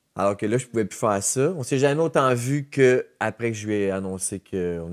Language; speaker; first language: French; native; French